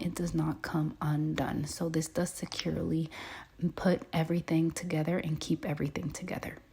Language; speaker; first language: English; early bilingual, other home language; Spanish